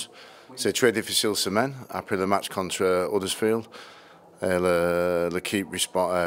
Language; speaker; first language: French; non-native, learner; English